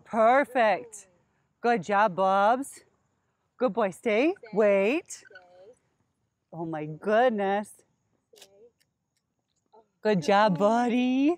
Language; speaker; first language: English; native; English